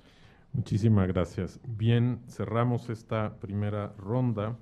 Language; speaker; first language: Spanish; native; Spanish